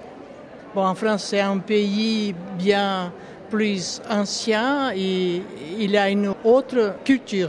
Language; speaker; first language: French; non-native, local second language; Portuguese